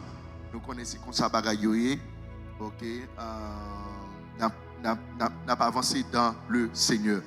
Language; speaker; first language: French; non-native, local second language; Haitian Creole